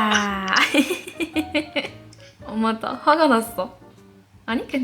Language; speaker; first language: Korean; non-native, learner; French